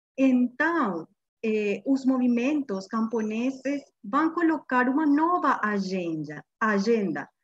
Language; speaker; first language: Portuguese; non-native, fluent; Guarani